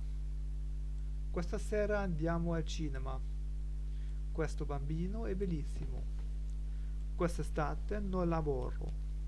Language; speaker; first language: Italian; non-native, learner; German